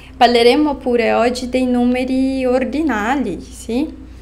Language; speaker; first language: Italian; non-native, fluent; Portuguese